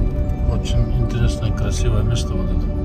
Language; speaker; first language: Russian; non-native, local second language; Avaric